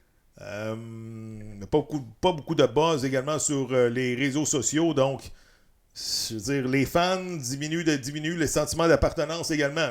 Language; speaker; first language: French; native; French